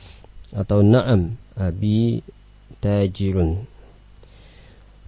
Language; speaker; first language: Arabic; non-native, fluent; Indonesian